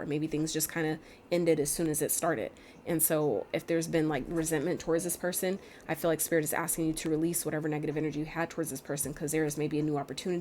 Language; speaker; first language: English; native; English